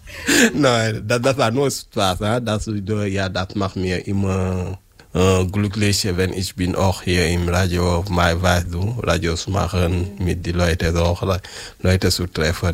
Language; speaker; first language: German; non-native, learner; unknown